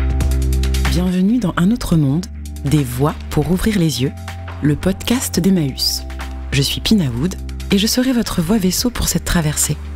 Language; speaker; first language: French; native; French